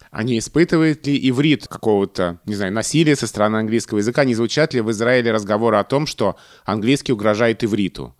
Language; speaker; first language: Russian; native; Russian